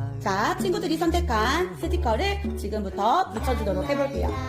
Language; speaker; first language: Korean; native; Korean